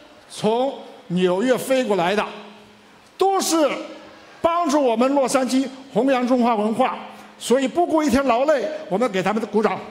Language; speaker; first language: Chinese; native; Chinese